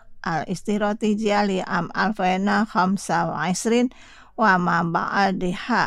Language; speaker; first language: Arabic; non-native, fluent; Indonesian